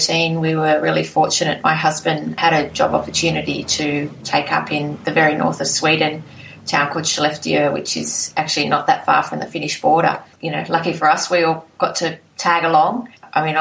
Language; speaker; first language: English; native; English